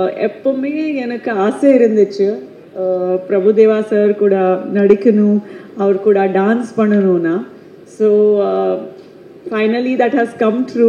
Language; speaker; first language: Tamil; non-native, fluent; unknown